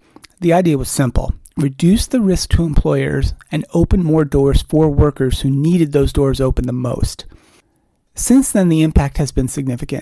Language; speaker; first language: English; native; English